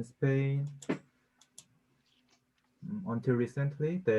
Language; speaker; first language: English; non-native, learner; Korean